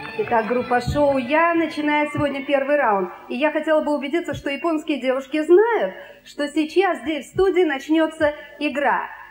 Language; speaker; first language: Russian; native; Russian